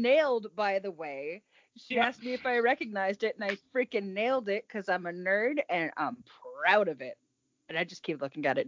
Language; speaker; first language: English; native; English